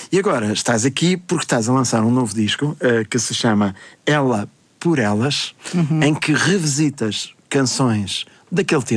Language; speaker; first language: Portuguese; native; Portuguese